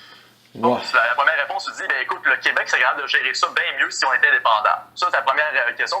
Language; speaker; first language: French; native; French